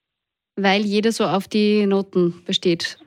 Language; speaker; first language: German; native; German